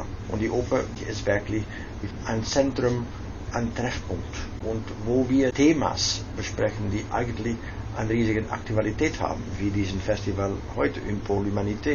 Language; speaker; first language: German; non-native, fluent; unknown